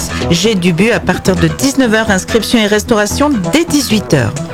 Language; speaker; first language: French; native; French